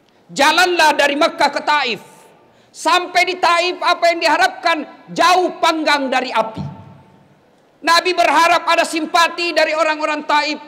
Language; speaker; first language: Malay; non-native, local second language; Buginese